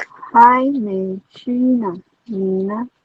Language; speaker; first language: Chinese; non-native, learner; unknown